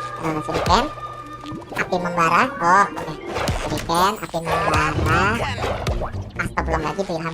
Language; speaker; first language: Indonesian; native; Indonesian